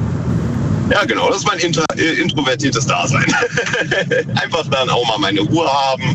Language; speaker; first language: German; native; German